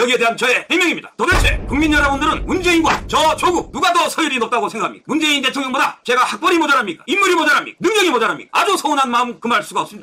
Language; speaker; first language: Korean; native; Korean